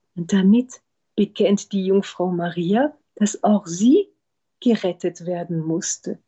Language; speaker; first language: German; non-native, fluent; French